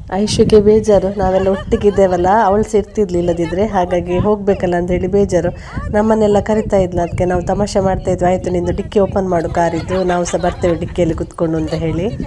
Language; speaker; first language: Kannada; non-native, local second language; Tulu